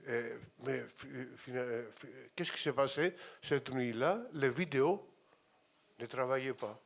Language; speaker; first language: French; non-native, fluent; Greek